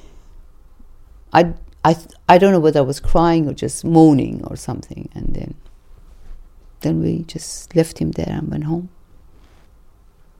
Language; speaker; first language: English; non-native, fluent; Persian